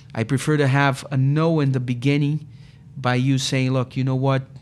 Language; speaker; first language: English; non-native, fluent; Portuguese